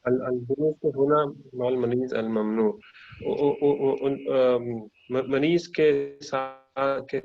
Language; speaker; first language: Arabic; non-native, learner; Urdu